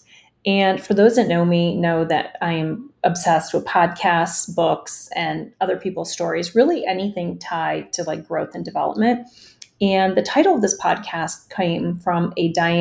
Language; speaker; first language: English; early bilingual, other home language; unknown